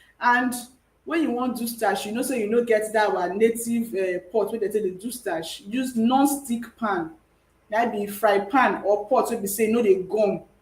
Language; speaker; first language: Nigerian Pidgin; native; Nigerian Pidgin